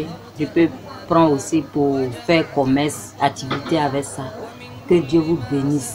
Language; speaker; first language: French; non-native, local second language; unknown